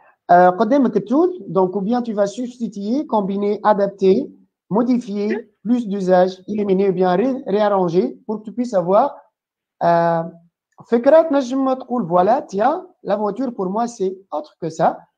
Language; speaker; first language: French; non-native, local second language; Arabic